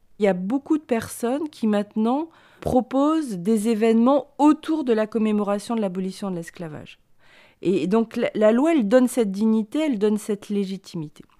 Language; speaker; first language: French; native; French